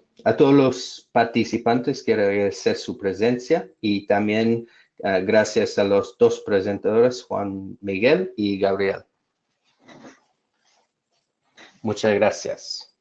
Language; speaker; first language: Spanish; non-native, fluent; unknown